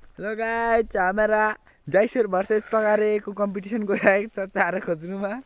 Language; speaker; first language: Nepali; non-native, local second language; Limbu